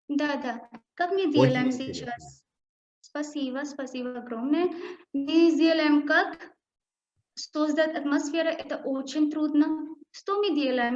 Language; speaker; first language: Russian; non-native, learner; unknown